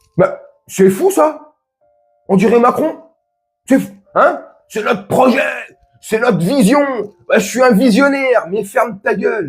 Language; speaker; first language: French; native; French